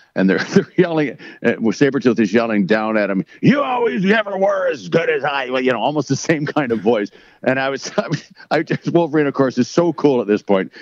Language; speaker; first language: English; native; English